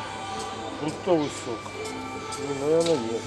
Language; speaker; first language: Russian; non-native, local second language; Ukrainian